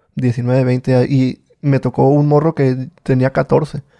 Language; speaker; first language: Spanish; native; Spanish